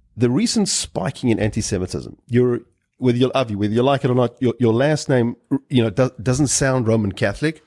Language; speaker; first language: English; native; English